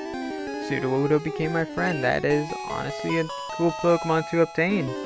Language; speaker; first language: English; native; English